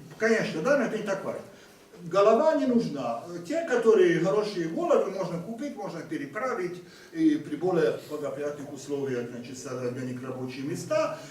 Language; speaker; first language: Russian; non-native, fluent; Hungarian